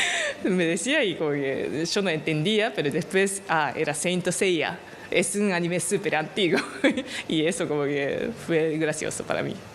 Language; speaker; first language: Spanish; non-native, fluent; Japanese